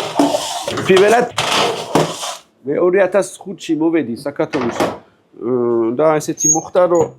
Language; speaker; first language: Georgian; non-native, learner; French